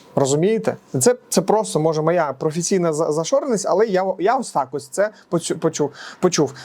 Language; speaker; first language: Ukrainian; non-native, local second language; Russian